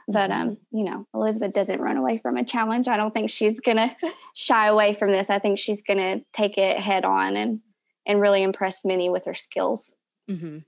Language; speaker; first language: English; native; English